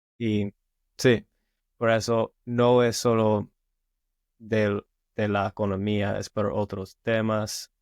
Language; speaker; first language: Spanish; non-native, learner; English